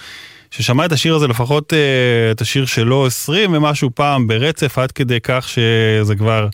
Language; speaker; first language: Hebrew; native; Hebrew